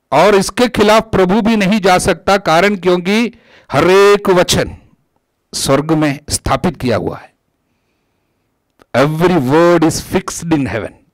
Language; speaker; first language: Hindi; non-native, local second language; Malayalam